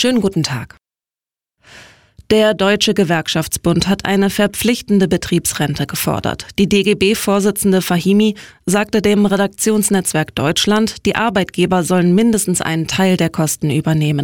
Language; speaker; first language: German; native; German